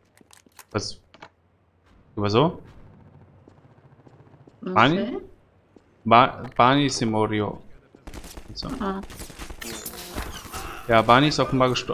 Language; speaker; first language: German; native; German